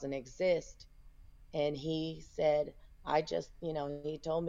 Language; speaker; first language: English; native; English